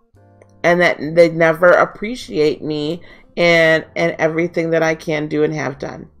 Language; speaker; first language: English; native; English